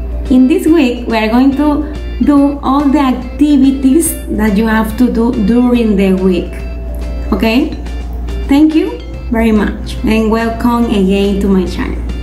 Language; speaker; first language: English; non-native, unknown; Spanish